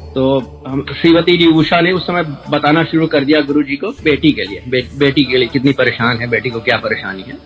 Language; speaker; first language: Hindi; native; Hindi